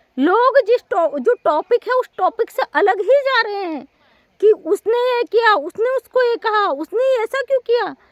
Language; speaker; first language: Hindi; native; Hindi